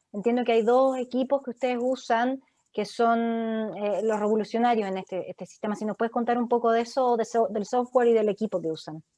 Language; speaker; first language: Spanish; native; Spanish